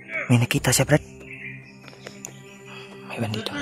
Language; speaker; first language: Filipino; non-native, local second language; Cebuano